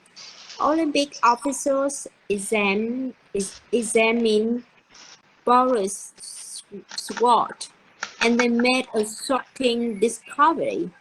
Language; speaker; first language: English; non-native, learner; Vietnamese